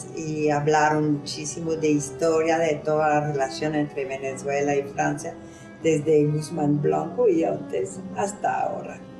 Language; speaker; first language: Spanish; non-native, fluent; French